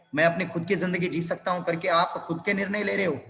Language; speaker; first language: Hindi; non-native, local second language; Telugu